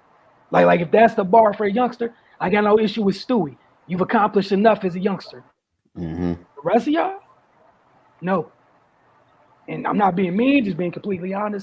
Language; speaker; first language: English; native; English